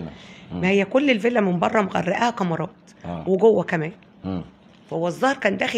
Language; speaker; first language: Arabic; native; Arabic